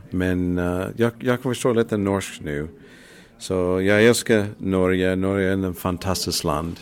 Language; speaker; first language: Swedish; non-native, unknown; English